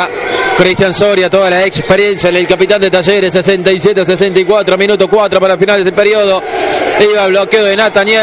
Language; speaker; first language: Spanish; native; Spanish